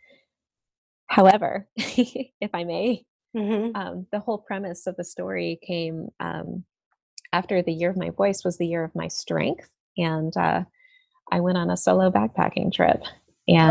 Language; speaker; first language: English; native; English